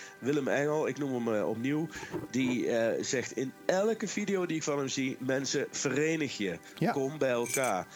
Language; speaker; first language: Dutch; native; Dutch